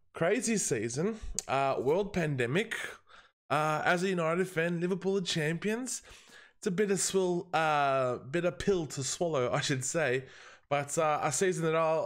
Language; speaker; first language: English; native; English